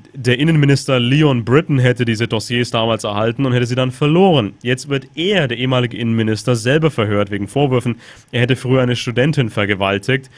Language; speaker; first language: German; native; German